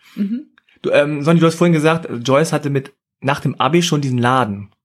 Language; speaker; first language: German; native; German